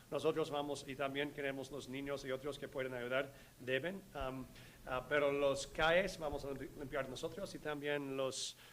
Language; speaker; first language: Spanish; non-native, learner; English